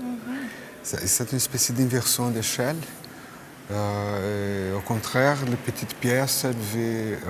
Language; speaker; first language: French; non-native, fluent; Portuguese